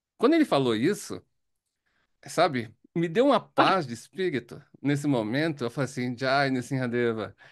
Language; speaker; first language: Portuguese; native; Portuguese